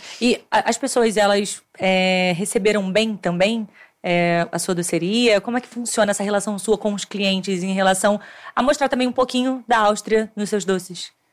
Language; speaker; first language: Portuguese; native; Portuguese